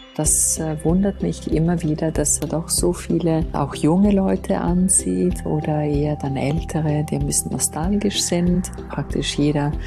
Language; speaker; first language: German; non-native, local second language; Italian